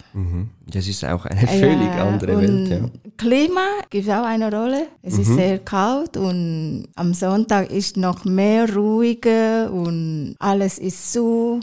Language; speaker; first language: German; non-native, learner; Thai